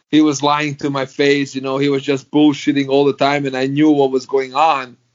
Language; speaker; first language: English; non-native, fluent; Croatian